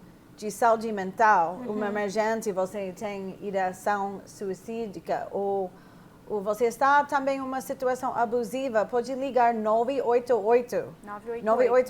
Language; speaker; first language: Portuguese; non-native, fluent; English